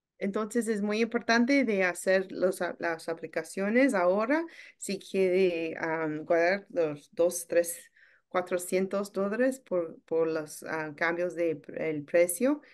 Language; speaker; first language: Spanish; non-native, learner; English